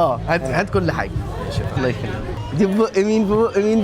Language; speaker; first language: Arabic; native; Arabic